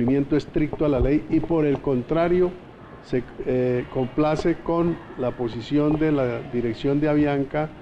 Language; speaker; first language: Spanish; native; Spanish